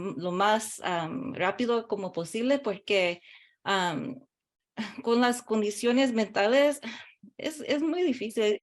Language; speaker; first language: Spanish; early bilingual, heritage; English